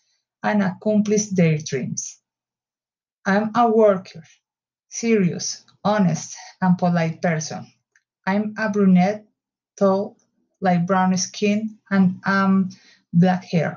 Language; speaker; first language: English; non-native, learner; Spanish